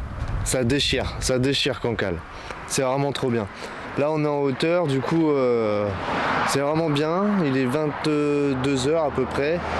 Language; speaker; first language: French; native; French